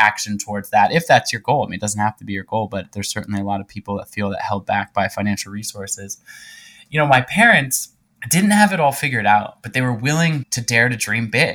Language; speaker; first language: English; native; English